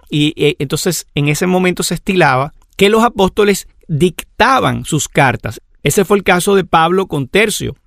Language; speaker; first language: Spanish; native; Spanish